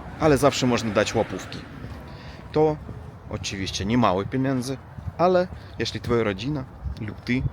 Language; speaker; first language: Polish; non-native, learner; Russian